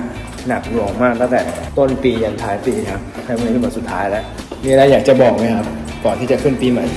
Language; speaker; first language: Thai; native; Thai